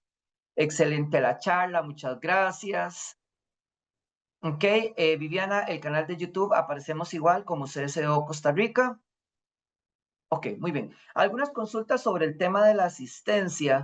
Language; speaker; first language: Spanish; native; Spanish